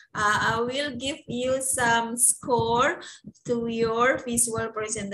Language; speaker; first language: English; non-native, fluent; Indonesian